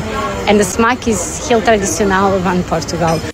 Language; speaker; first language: Dutch; non-native, learner; Portuguese